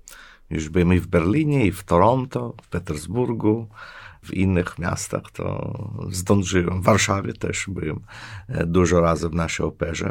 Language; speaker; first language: Polish; non-native, fluent; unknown